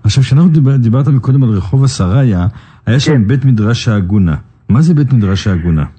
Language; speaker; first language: Hebrew; native; Hebrew